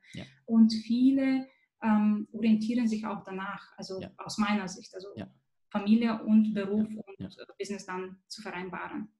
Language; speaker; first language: German; non-native, fluent; Bulgarian